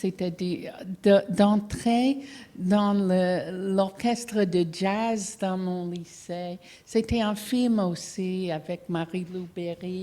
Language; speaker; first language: French; non-native, fluent; English